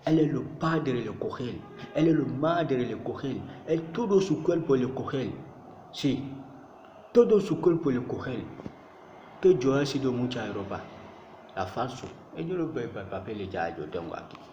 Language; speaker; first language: Spanish; non-native, learner; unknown